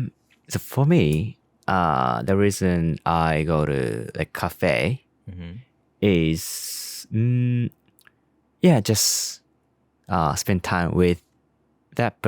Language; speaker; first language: English; non-native, learner; Japanese